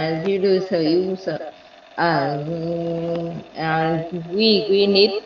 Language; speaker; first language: English; non-native, learner; Vietnamese